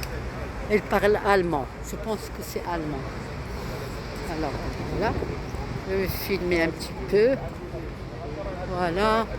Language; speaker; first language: French; non-native, local second language; Arabic